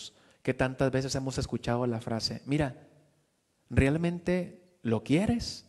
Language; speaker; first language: Spanish; native; Spanish